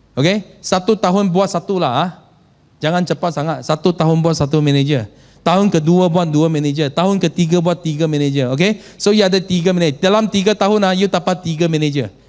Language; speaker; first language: Malay; non-native, local second language; Chinese